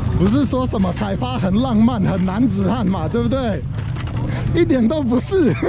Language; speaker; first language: Chinese; non-native, fluent; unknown